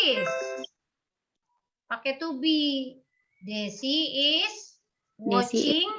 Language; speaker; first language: English; non-native, learner; Indonesian